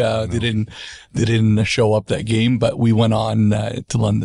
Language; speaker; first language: English; non-native, fluent; Arabic